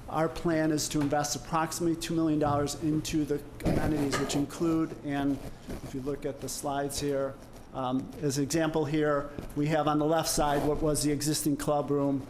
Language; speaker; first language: English; native; English